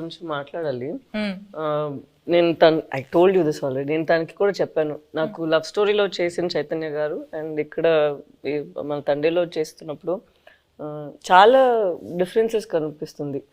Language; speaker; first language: Telugu; non-native, fluent; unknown